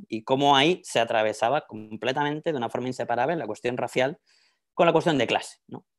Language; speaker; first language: Spanish; native; Spanish